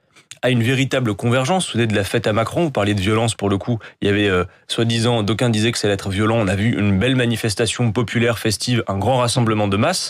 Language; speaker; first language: French; native; French